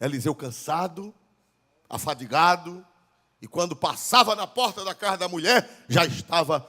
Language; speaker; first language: Portuguese; native; Portuguese